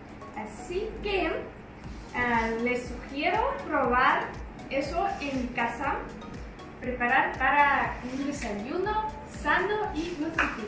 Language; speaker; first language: Spanish; non-native, fluent; Russian